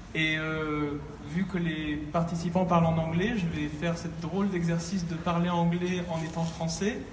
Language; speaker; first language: French; native; French